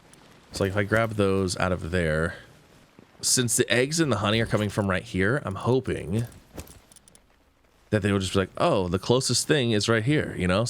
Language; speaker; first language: English; native; English